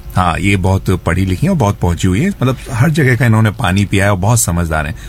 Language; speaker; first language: Hindi; native; Hindi